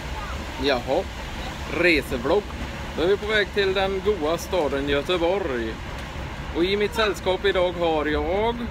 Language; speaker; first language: Swedish; native; Swedish